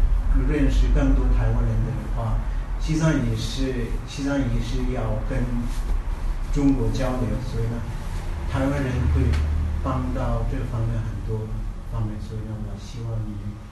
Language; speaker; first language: Chinese; non-native, learner; Tibetan